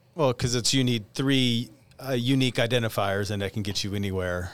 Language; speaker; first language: English; native; English